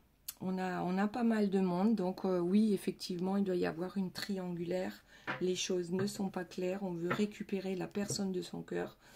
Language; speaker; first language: French; native; French